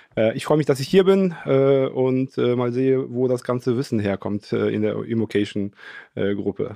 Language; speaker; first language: German; early bilingual, other home language; Polish